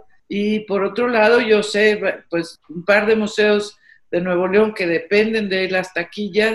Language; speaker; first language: Spanish; native; Spanish